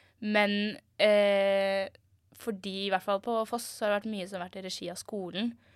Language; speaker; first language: Norwegian; native; Norwegian